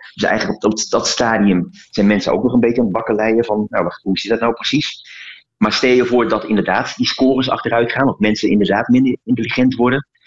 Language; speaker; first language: Dutch; native; Dutch